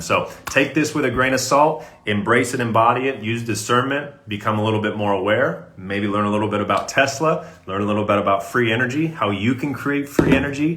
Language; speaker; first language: English; native; English